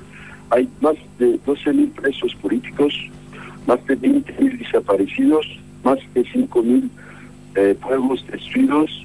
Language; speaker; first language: Spanish; non-native, fluent; Kurdish